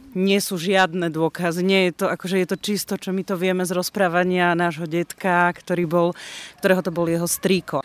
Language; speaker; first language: Slovak; native; Slovak